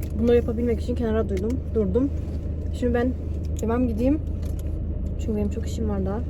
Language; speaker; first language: Turkish; early bilingual, heritage; Turkish